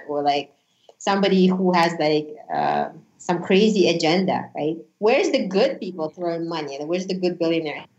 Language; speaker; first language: English; non-native, fluent; Russian